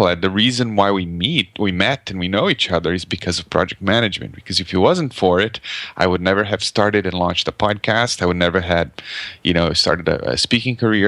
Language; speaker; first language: English; non-native, fluent; Portuguese